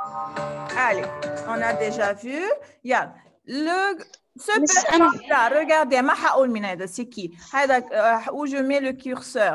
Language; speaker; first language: French; non-native, fluent; Arabic